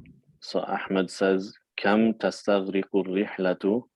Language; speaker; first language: Arabic; non-native, fluent; English